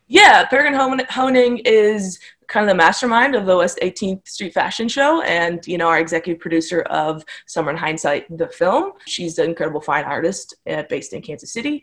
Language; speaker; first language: English; native; English